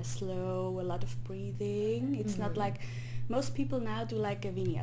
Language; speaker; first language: English; non-native, fluent; Swiss German